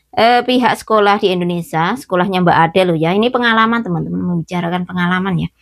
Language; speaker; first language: Indonesian; native; Indonesian